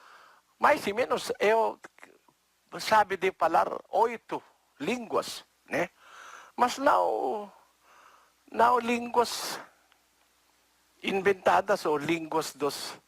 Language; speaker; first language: Portuguese; non-native, learner; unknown